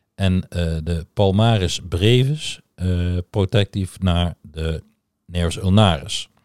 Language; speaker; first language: Dutch; native; Dutch